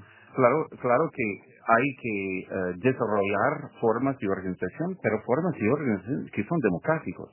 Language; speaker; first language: Spanish; non-native, fluent; English